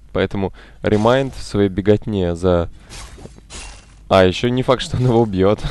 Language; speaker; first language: Russian; native; Russian